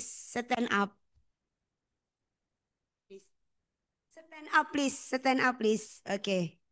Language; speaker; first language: English; non-native, fluent; Indonesian